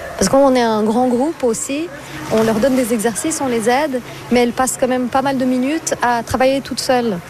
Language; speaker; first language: French; non-native, fluent; Portuguese